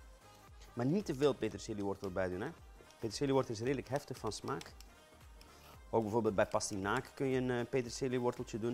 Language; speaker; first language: Dutch; native; Dutch